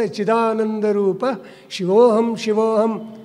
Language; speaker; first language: Hindi; non-native, local second language; Marathi